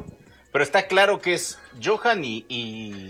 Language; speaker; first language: Spanish; native; Spanish